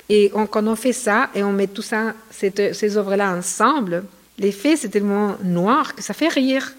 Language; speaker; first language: French; non-native, fluent; Spanish